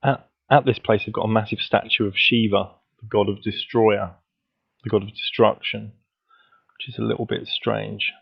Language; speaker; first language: English; native; English